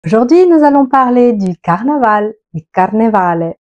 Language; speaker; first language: French; non-native, fluent; Italian